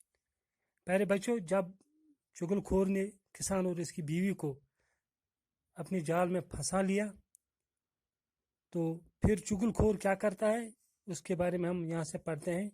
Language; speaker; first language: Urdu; non-native, local second language; Kashmiri